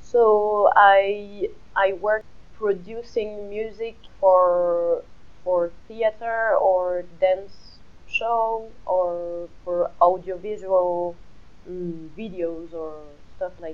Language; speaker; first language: English; non-native, fluent; French